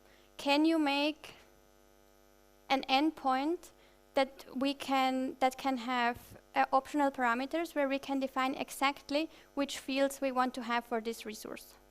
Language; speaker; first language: English; non-native, fluent; German